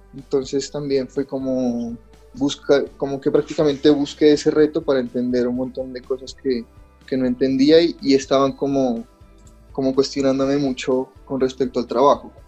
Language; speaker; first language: Spanish; native; Spanish